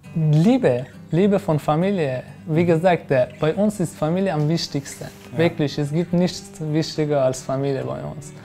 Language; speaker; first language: German; non-native, learner; Persian